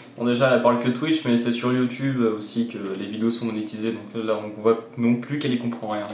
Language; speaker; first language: French; native; French